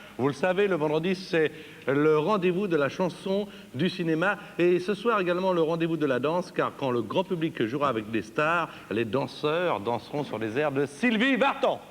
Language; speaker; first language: French; native; French